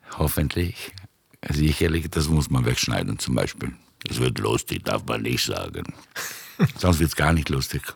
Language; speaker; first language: German; non-native, fluent; Italian